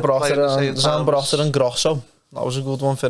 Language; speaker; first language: English; native; English